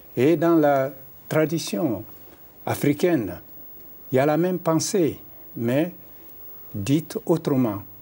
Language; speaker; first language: French; non-native, local second language; Mandingo